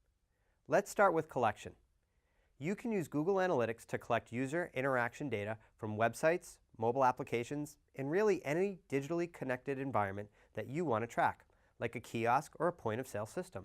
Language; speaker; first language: English; native; English